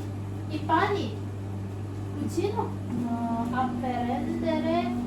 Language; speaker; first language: Italian; non-native, learner; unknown